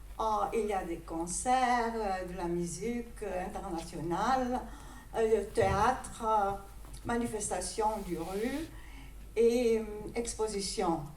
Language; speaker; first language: French; non-native, fluent; Greek